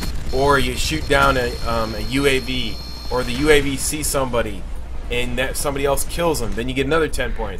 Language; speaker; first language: English; native; English